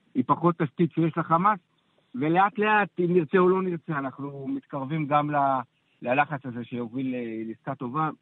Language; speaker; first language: Hebrew; native; Hebrew